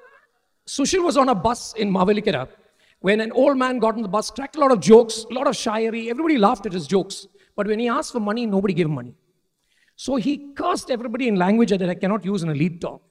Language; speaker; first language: English; non-native, local second language; Malayalam